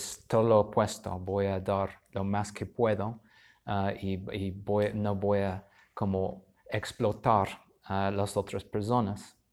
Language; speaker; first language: Spanish; non-native, fluent; English